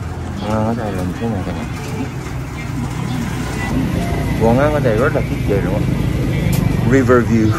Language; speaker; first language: Vietnamese; non-native, learner; Korean